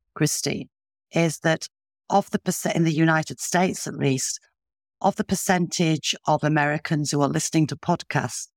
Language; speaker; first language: English; native; English